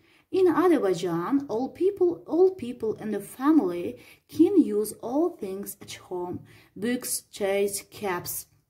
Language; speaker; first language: English; non-native, fluent; Azerbaijani